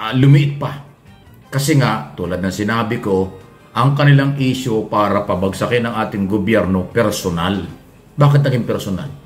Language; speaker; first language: Filipino; native; Filipino